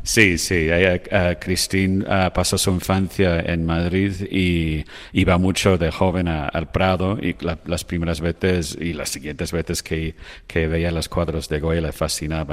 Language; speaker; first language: Spanish; non-native, fluent; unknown